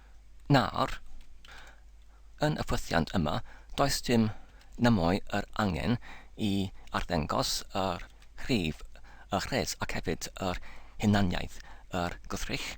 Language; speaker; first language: Welsh; non-native, learner; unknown